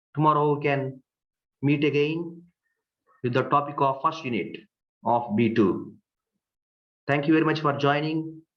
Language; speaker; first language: English; non-native, local second language; Telugu